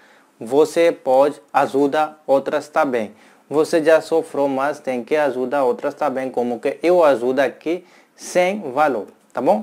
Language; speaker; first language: Portuguese; non-native, learner; Hindi